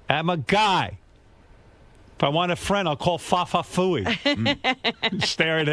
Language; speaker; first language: English; native; English